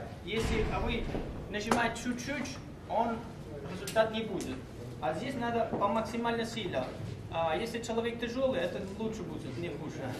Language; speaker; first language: Russian; non-native, learner; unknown